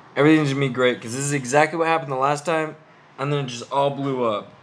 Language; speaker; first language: English; native; English